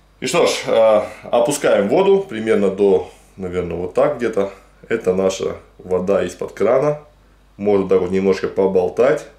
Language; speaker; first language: Russian; native; Russian